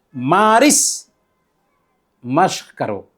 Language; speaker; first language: Arabic; non-native, fluent; Urdu